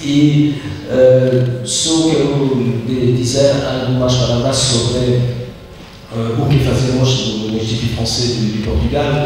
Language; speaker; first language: Portuguese; non-native, learner; French